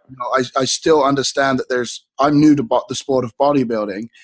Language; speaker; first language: English; native; English